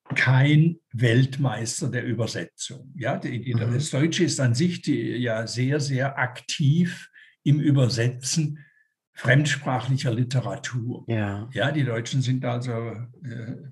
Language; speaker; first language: German; native; German